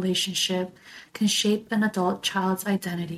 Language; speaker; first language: English; non-native, fluent; Korean